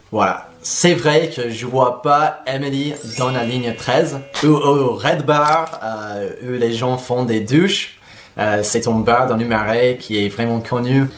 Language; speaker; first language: French; non-native, fluent; English